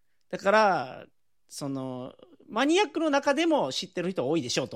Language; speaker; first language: Japanese; native; Japanese